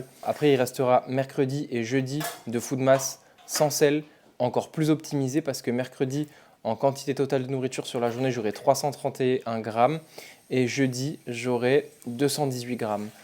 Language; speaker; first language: French; native; French